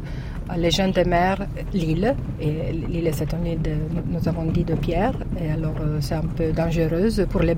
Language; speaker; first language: French; non-native, learner; Italian